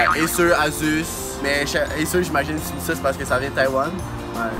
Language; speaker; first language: French; native; French